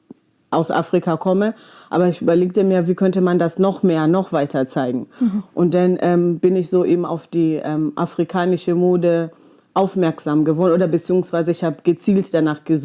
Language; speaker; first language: German; early bilingual, other home language; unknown